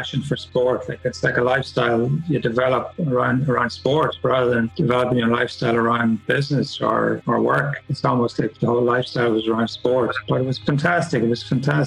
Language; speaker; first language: English; native; English